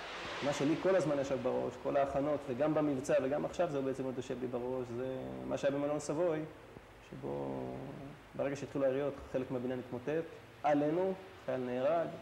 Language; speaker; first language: Hebrew; native; Hebrew